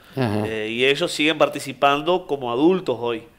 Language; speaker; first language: Spanish; native; Spanish